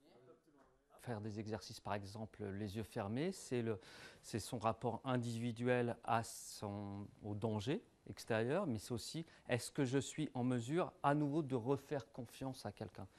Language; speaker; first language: French; native; French